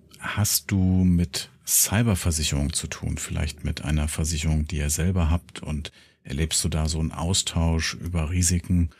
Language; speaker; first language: German; native; German